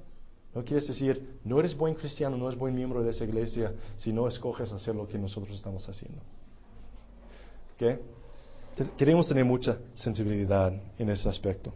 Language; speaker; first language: Spanish; non-native, fluent; English